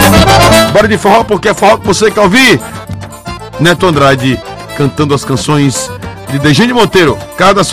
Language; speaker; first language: Portuguese; native; Portuguese